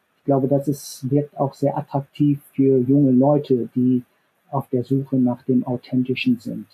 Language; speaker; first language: German; early bilingual, other home language; Korean